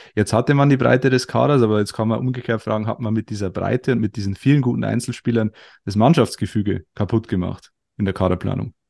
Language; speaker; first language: German; native; German